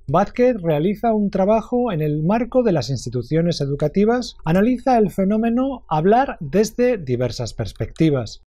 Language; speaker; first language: Spanish; native; Spanish